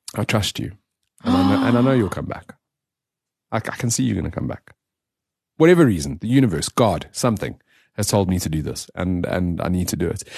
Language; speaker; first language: English; native; English